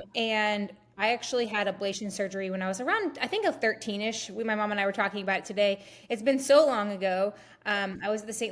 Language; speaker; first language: English; native; English